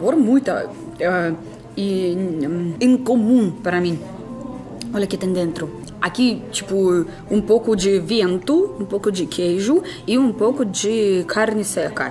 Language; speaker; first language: Portuguese; non-native, fluent; Russian